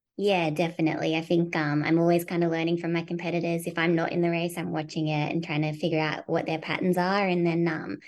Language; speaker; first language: English; native; English